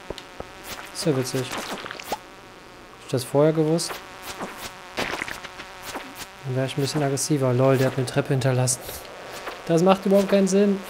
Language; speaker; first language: German; native; German